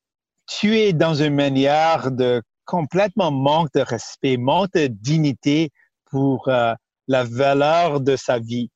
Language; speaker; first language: French; non-native, local second language; Punjabi